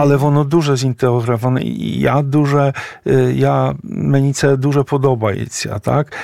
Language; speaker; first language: Ukrainian; non-native, fluent; Polish